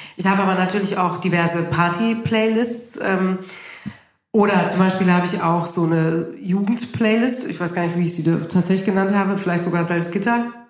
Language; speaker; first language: German; native; German